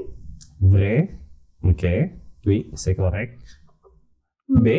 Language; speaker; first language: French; non-native, fluent; Indonesian